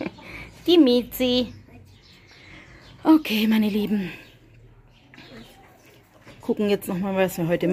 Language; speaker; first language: German; native; German